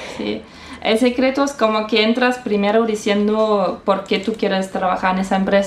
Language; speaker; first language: Spanish; non-native, fluent; German